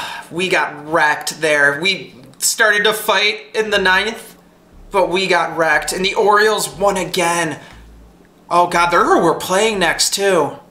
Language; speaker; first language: English; native; English